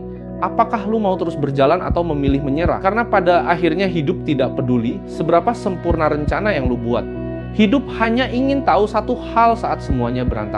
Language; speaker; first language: Indonesian; native; Indonesian